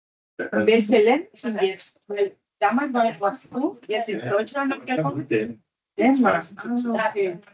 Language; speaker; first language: German; non-native, fluent; Italian